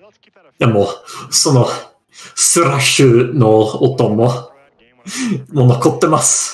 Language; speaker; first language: Japanese; non-native, learner; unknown